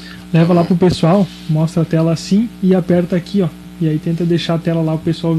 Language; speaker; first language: Portuguese; native; Portuguese